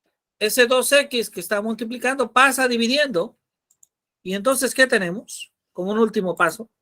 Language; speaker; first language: Spanish; native; Spanish